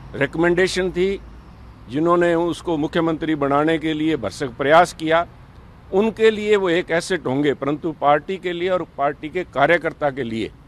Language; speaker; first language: Hindi; non-native, local second language; Punjabi